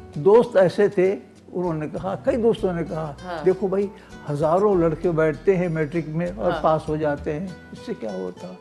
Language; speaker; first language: Urdu; native; Urdu